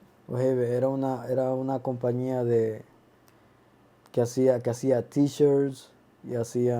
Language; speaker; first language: Spanish; early bilingual, other home language; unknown